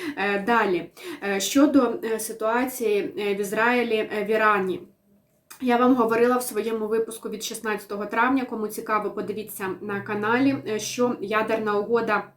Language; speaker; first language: Ukrainian; non-native, local second language; Russian